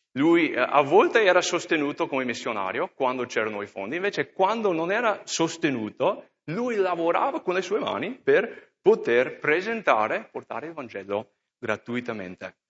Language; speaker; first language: Italian; non-native, fluent; English